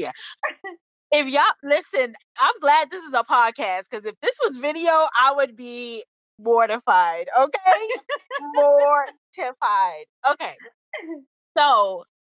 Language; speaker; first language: English; native; English